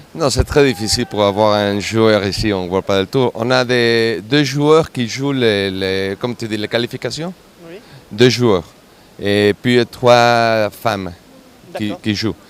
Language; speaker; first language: French; non-native, learner; Spanish